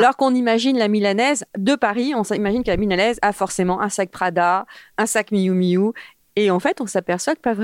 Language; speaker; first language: French; native; French